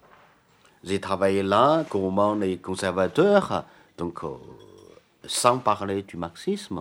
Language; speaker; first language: French; non-native, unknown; Chinese